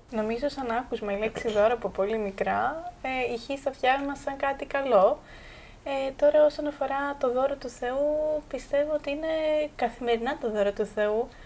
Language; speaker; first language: Greek; native; Greek